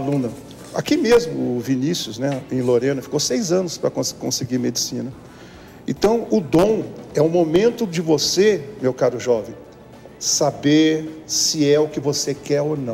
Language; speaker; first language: Portuguese; native; Portuguese